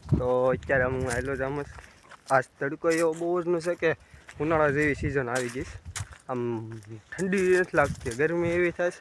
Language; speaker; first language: Gujarati; native; Gujarati